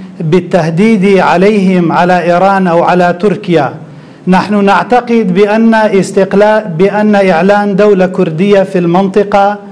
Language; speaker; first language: Arabic; non-native, local second language; Kurdish